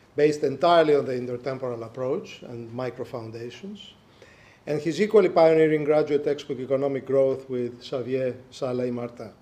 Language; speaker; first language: English; non-native, fluent; Greek